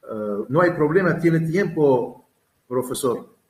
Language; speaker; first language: Spanish; non-native, learner; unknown